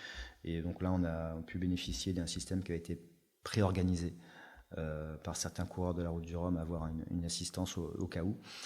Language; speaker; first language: French; native; French